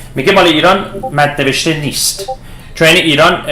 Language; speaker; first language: Persian; early bilingual, heritage; Persian